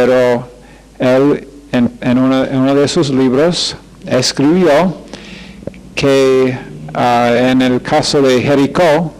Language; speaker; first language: Spanish; non-native, fluent; English